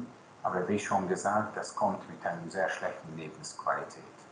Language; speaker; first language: German; non-native, local second language; Hungarian